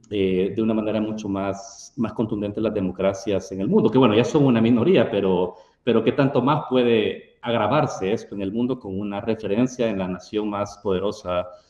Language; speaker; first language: Spanish; native; Spanish